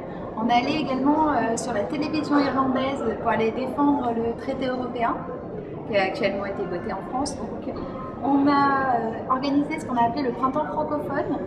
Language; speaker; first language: French; native; French